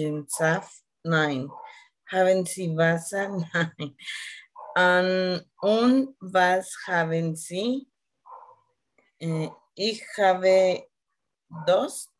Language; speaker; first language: German; non-native, learner; Spanish